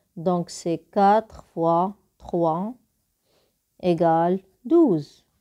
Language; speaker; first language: French; non-native, local second language; Arabic